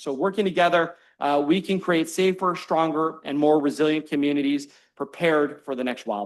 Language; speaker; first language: English; native; English